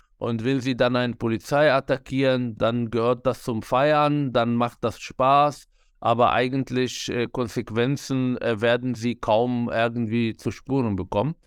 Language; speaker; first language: German; non-native, fluent; Arabic